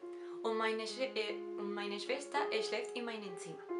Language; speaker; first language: German; non-native, learner; Spanish